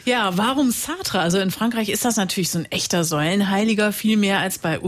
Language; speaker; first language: German; native; German